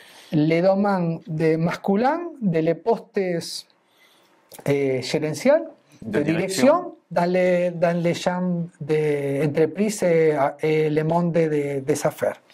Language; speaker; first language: French; non-native, fluent; Spanish